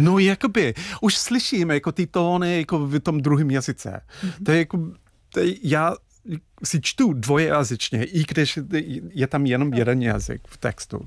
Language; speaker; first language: Czech; non-native, fluent; English